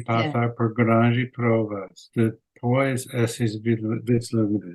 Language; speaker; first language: Portuguese; non-native, learner; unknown